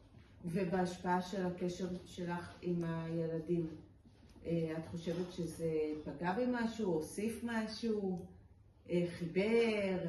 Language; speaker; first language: Hebrew; native; Hebrew